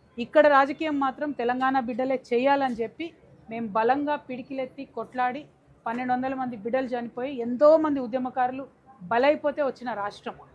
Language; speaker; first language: Telugu; native; Telugu